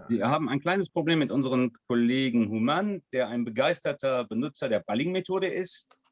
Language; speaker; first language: German; non-native, fluent; French